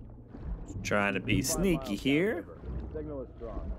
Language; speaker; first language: English; native; English